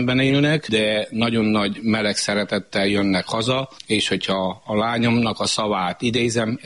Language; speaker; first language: Hungarian; native; Hungarian